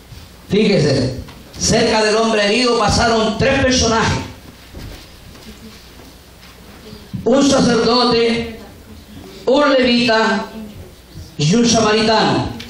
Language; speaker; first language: Spanish; native; Spanish